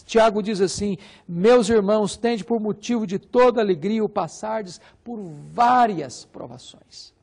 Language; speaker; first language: Portuguese; native; Portuguese